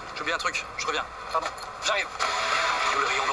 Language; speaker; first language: French; native; French